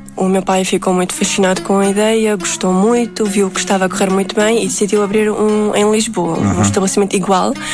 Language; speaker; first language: Portuguese; early bilingual, other home language; Uzbek